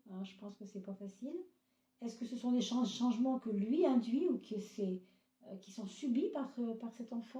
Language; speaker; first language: French; native; French